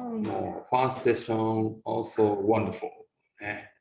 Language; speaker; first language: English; non-native, learner; Japanese